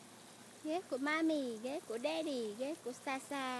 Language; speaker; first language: Vietnamese; native; Vietnamese